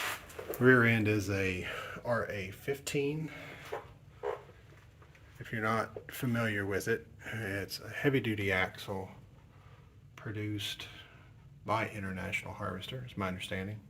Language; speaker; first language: English; native; English